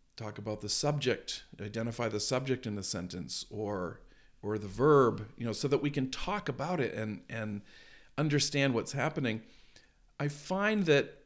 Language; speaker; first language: English; native; English